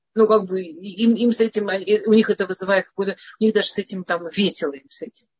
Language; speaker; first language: Russian; early bilingual, heritage; Russian